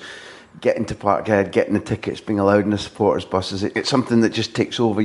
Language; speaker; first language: English; native; English